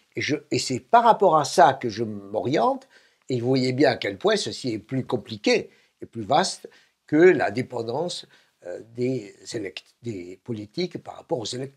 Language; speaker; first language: French; native; French